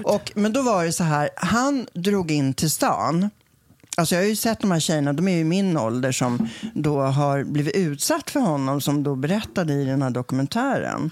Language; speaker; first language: Swedish; native; Swedish